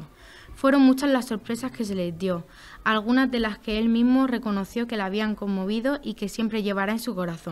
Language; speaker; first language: Spanish; native; Spanish